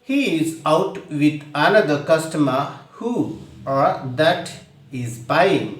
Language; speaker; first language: English; non-native, local second language; Telugu